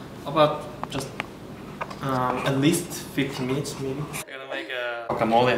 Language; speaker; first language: English; non-native, learner; Korean